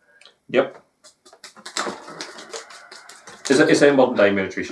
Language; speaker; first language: English; native; English